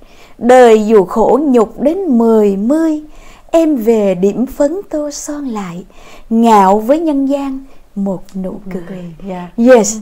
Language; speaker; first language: Vietnamese; native; Vietnamese